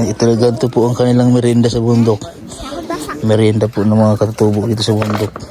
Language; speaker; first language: Filipino; non-native, local second language; Cebuano